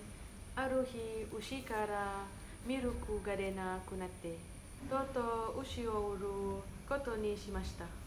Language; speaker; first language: Japanese; non-native, learner; Indonesian